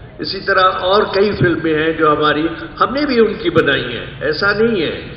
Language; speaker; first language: Urdu; non-native, local second language; Sindhi